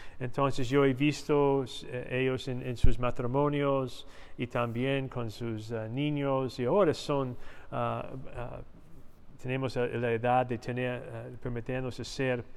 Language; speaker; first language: Spanish; non-native, learner; English